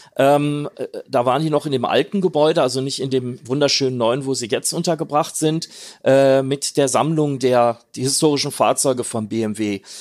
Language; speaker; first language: German; native; German